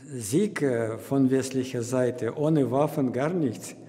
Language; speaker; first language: German; non-native, learner; Russian